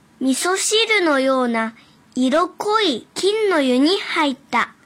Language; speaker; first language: Japanese; early bilingual, other home language; Chinese